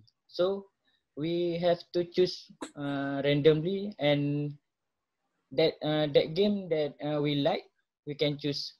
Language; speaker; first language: English; non-native, local second language; Malay